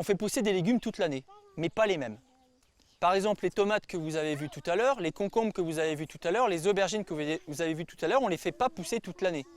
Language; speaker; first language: French; native; French